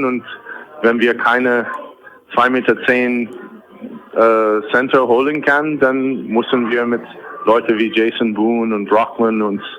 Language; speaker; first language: German; non-native, fluent; English